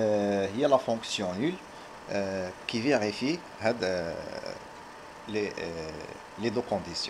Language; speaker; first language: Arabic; native; Arabic